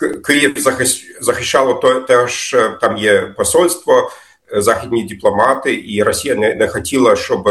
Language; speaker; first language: Ukrainian; non-native, fluent; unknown